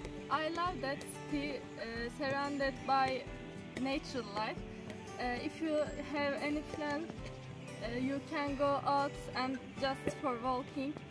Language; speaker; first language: English; non-native, learner; Turkish